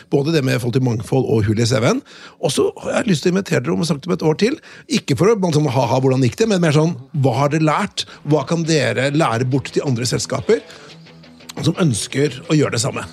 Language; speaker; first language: Norwegian; native; Norwegian